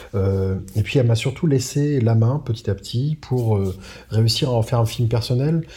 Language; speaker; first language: French; native; French